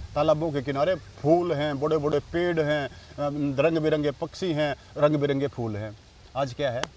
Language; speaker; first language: Hindi; native; Hindi